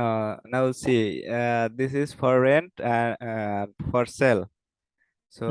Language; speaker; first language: English; non-native, learner; Bangla